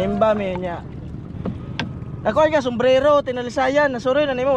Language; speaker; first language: Filipino; non-native, local second language; Masbatenyo